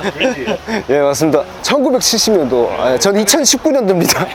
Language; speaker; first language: Korean; native; Korean